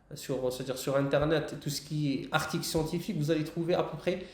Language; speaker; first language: French; non-native, local second language; Arabic